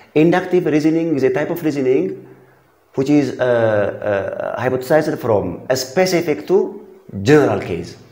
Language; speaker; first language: English; non-native, local second language; Amharic